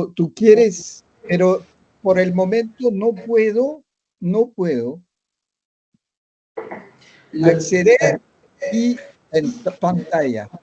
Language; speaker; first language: Spanish; non-native, learner; French